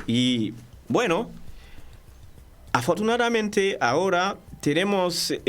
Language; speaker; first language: Spanish; non-native, fluent; Haitian Creole